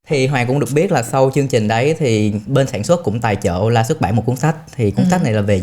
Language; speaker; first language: Vietnamese; native; Vietnamese